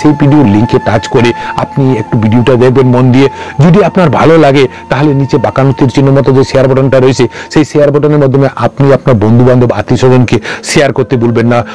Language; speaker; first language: Bangla; non-native, local second language; Kok Borok